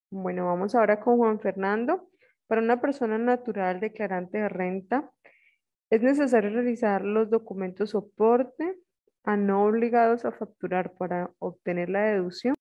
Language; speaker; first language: Spanish; native; Spanish